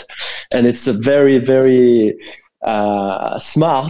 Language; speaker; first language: English; non-native, fluent; French